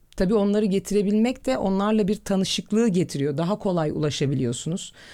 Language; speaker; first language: Turkish; native; Turkish